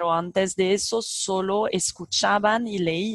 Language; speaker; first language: Spanish; non-native, fluent; French